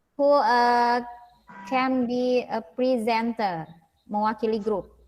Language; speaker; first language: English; non-native, fluent; Indonesian